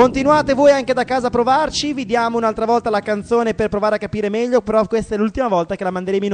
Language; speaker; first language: Italian; native; Italian